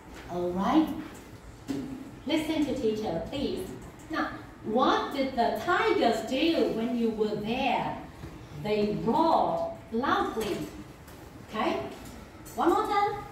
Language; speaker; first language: English; non-native, fluent; Vietnamese